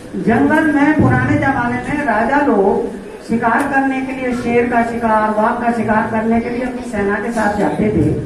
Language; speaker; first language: Hindi; native; Hindi